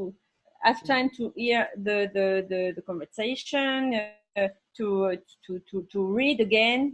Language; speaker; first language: English; non-native, learner; French